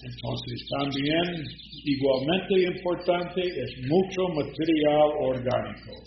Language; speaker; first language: Spanish; non-native, learner; English